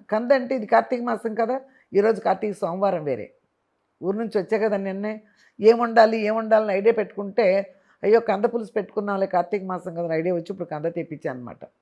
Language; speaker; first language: Telugu; native; Telugu